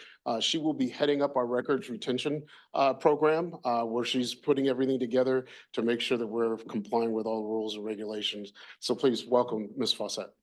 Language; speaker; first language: English; native; English